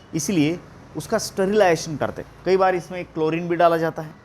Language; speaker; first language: Hindi; non-native, local second language; Marathi